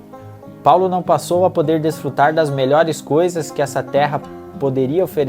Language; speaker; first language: Portuguese; native; Portuguese